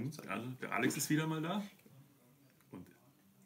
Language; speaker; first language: German; native; German